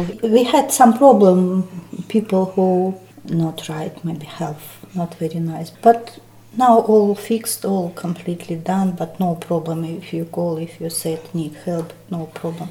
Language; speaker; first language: English; non-native, learner; Russian